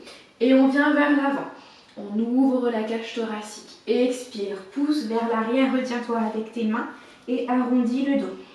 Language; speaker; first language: French; native; French